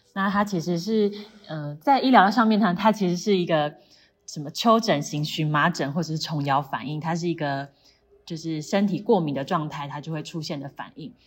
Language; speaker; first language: Chinese; native; Chinese